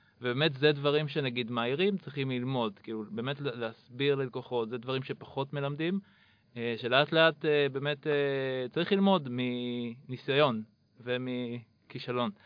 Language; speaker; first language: Hebrew; native; Hebrew